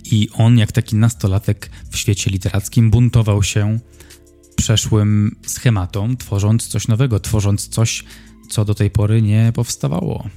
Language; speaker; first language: Polish; native; Polish